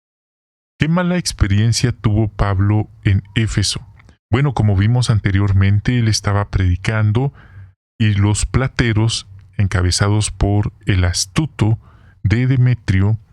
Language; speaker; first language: Spanish; native; Spanish